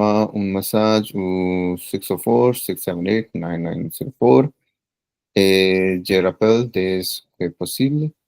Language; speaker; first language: French; non-native, learner; Punjabi